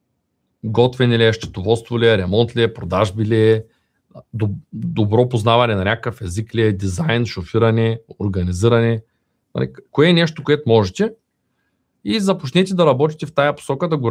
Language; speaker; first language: Bulgarian; native; Bulgarian